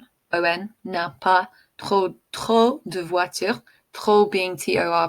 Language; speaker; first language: French; non-native, fluent; English